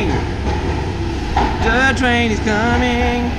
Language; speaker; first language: English; non-native, learner; French